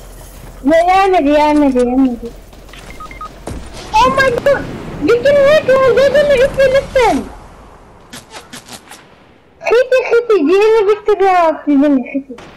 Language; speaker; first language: Swedish; early bilingual, other home language; Turkish